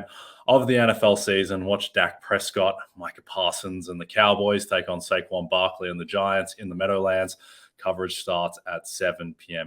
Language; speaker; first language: English; native; English